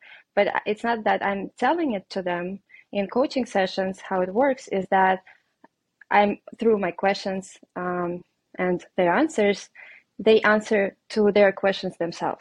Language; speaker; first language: English; non-native, fluent; Russian